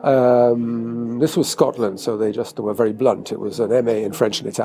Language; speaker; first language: English; native; English